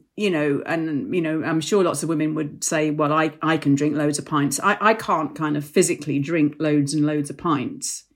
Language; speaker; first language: English; native; English